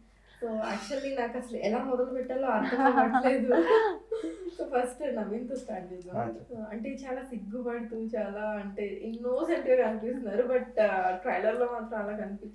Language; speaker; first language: Telugu; native; Telugu